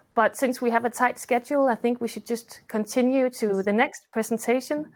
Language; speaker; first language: English; non-native, fluent; Danish